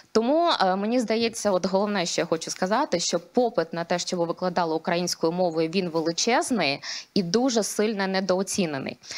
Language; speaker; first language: Ukrainian; non-native, local second language; Russian